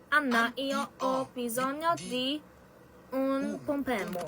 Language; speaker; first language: Italian; non-native, learner; Korean